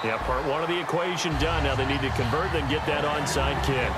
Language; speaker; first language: English; native; English